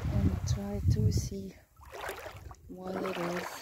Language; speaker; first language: English; non-native, fluent; Russian